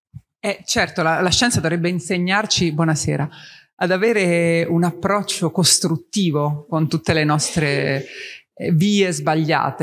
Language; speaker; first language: Italian; native; Italian